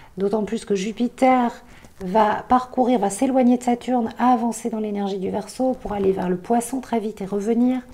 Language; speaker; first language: French; native; French